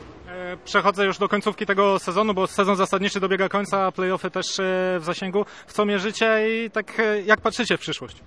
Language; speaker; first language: Polish; native; Polish